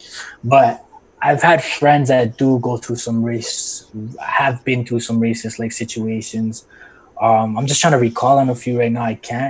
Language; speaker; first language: English; native; English